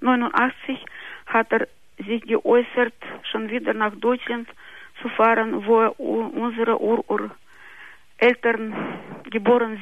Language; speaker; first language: German; non-native, local second language; Russian